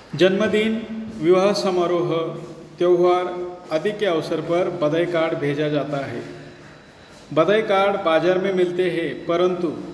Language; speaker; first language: Hindi; non-native, local second language; Marathi